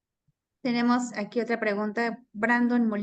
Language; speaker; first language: Spanish; native; Spanish